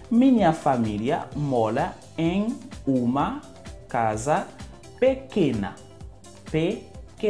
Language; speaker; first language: Portuguese; non-native, fluent; Haitian Creole